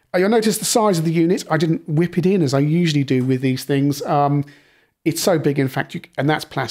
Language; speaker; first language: English; native; English